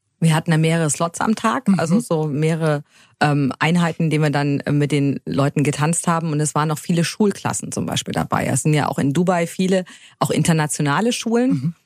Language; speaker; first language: German; native; German